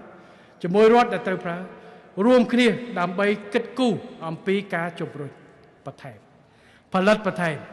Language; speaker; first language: Khmer; native; Khmer